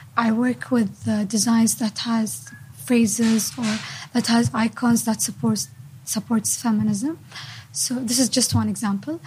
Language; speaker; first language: English; non-native, fluent; Arabic